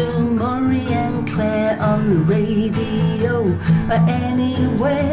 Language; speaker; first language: English; native; English